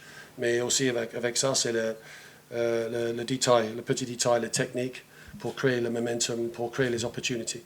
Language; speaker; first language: French; non-native, fluent; English